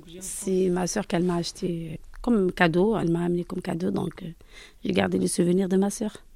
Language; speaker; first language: French; non-native, local second language; Arabic